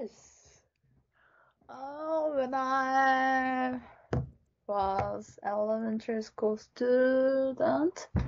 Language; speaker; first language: English; non-native, learner; Japanese